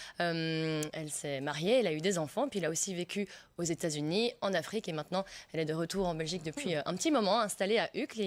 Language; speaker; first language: French; native; French